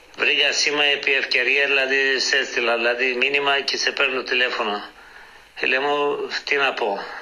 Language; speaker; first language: Greek; early bilingual, heritage; Greek